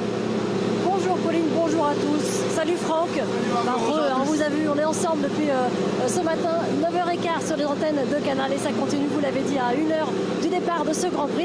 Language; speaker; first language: French; native; French